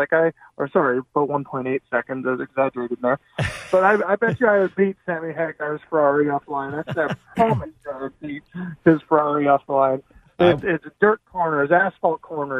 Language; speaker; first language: English; native; English